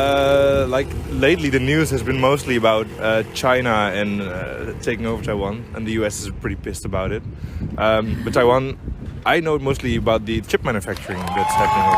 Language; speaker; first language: English; non-native, fluent; Dutch